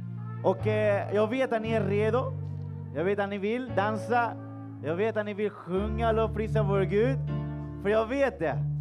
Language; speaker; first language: Swedish; non-native, fluent; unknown